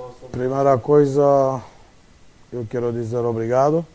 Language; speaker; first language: Portuguese; non-native, fluent; Romanian